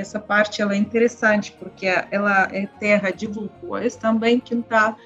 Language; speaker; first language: Portuguese; non-native, learner; Russian